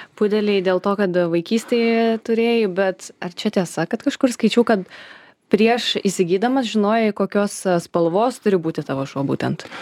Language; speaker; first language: Lithuanian; native; Lithuanian